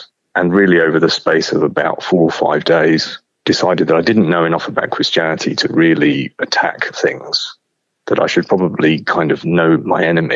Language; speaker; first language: English; native; English